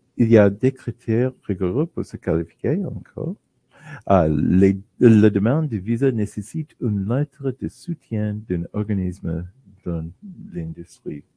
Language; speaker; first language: French; non-native, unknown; English